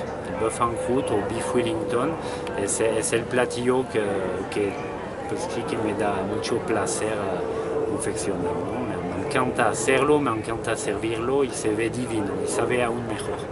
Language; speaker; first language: Spanish; non-native, fluent; French